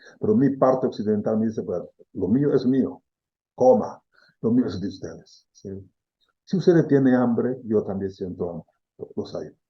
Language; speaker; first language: Spanish; non-native, fluent; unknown